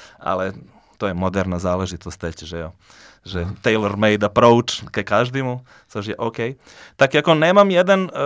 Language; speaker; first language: Czech; non-native, fluent; Serbian